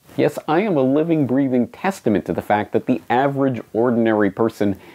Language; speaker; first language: English; native; English